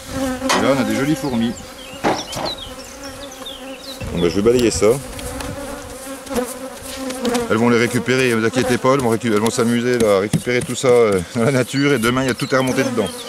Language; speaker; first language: French; native; French